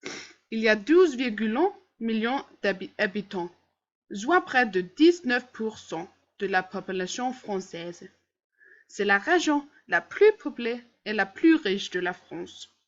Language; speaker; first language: French; non-native, learner; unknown